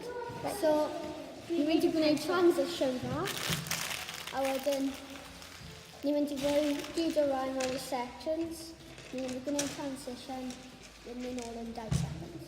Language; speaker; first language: Welsh; non-native, local second language; English